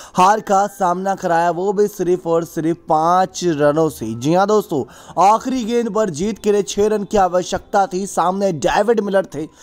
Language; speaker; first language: Hindi; native; Hindi